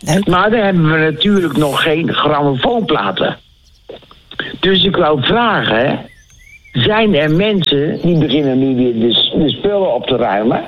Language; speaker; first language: Dutch; native; Dutch